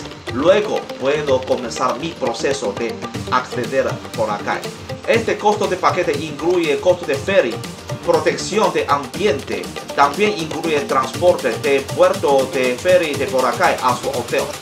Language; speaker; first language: Spanish; non-native, learner; Chinese